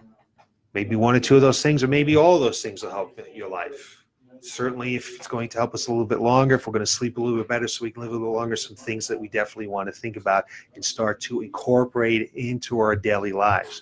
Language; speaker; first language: English; native; English